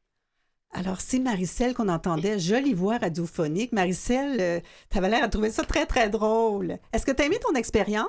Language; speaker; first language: French; native; French